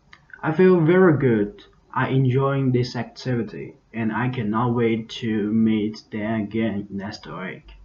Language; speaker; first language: English; non-native, learner; Chinese